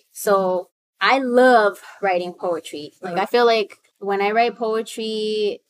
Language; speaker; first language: English; early bilingual, other home language; Spanish